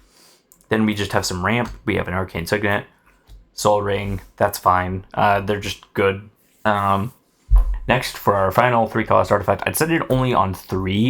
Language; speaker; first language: English; native; English